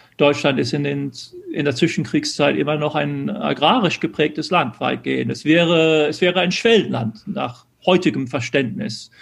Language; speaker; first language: German; early bilingual, other home language; English